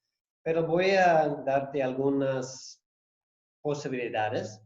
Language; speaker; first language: Spanish; non-native, fluent; English